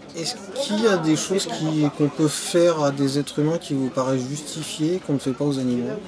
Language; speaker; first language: French; native; French